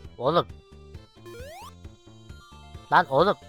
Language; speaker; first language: Turkish; native; Turkish